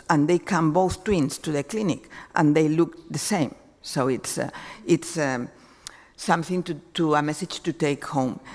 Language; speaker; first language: English; non-native, fluent; Spanish